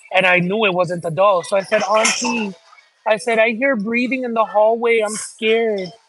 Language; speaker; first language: English; early bilingual, other home language; Spanish